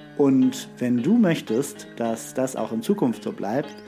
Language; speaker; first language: German; native; German